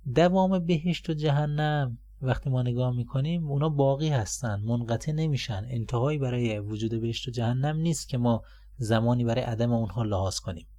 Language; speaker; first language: Persian; native; Persian